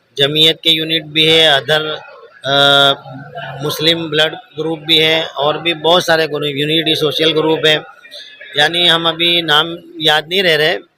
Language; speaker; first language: Hindi; native; Hindi